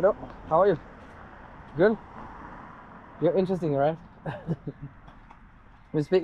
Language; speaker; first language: English; non-native, fluent; French